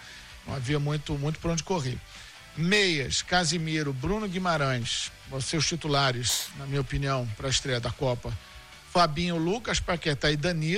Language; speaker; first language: Portuguese; native; Portuguese